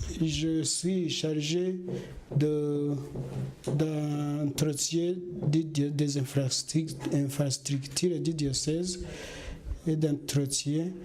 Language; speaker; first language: French; non-native, local second language; Kinyarwanda